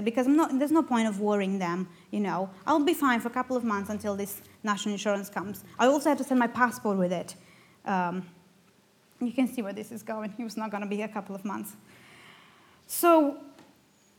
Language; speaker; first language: English; non-native, fluent; Romanian